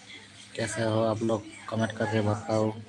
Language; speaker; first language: Hindi; non-native, local second language; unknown